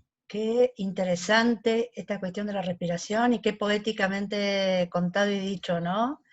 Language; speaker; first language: Spanish; native; Spanish